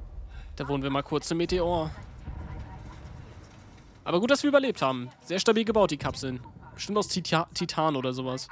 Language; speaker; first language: German; native; German